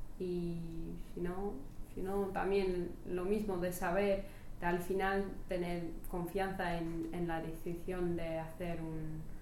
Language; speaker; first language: Spanish; non-native, learner; French